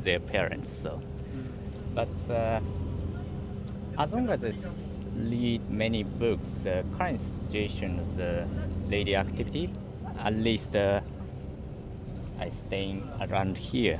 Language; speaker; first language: English; non-native, learner; Japanese